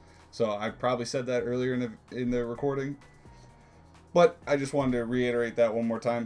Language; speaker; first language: English; native; English